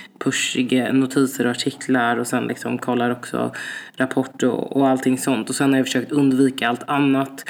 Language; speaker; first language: Swedish; native; Swedish